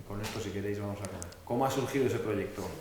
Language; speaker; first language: Spanish; native; Spanish